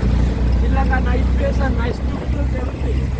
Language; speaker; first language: English; non-native, learner; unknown